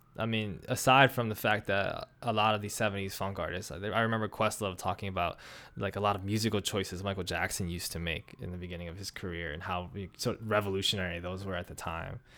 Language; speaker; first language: English; native; English